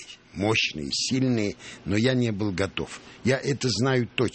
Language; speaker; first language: Russian; non-native, local second language; Armenian